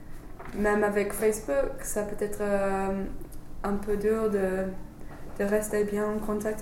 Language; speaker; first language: French; non-native, fluent; English